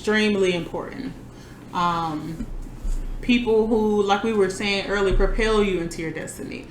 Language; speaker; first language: English; native; English